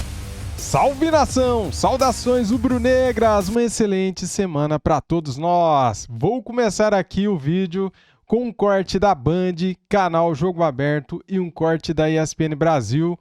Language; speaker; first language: Portuguese; native; Portuguese